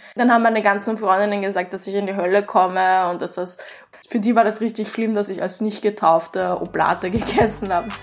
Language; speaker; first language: German; native; German